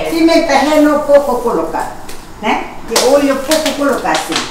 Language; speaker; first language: Portuguese; non-native, local second language; Korean